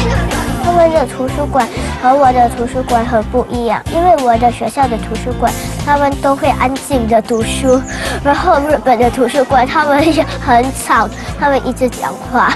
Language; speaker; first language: Chinese; early bilingual, other home language; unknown